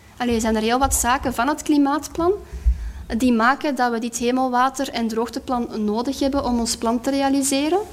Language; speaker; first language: Dutch; native; Dutch